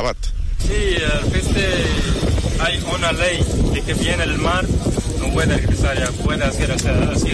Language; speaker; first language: Spanish; non-native, learner; Arabic